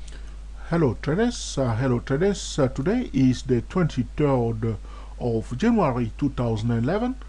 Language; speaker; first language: English; non-native, fluent; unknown